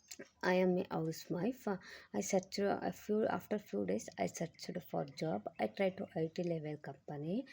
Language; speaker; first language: English; non-native, learner; Kannada